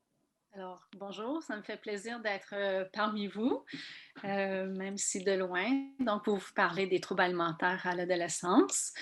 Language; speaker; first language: French; native; French